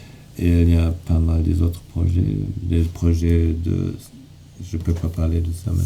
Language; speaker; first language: French; non-native, fluent; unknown